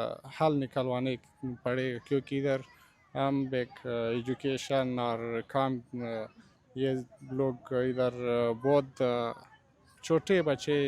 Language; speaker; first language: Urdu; non-native, learner; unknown